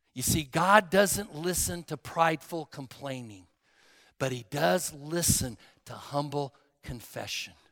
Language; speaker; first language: English; native; English